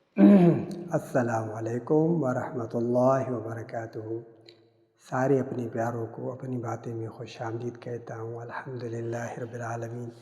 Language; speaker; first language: Urdu; non-native, local second language; Sindhi